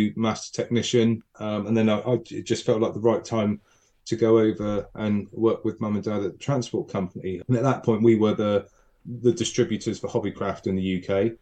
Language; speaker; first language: English; native; English